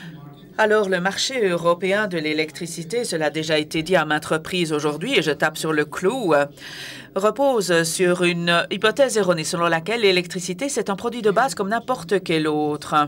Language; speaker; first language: French; native; French